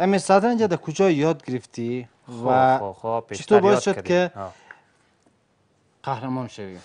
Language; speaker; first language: Persian; native; Persian